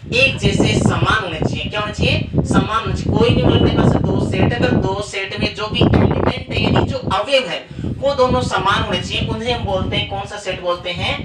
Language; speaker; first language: Hindi; native; Hindi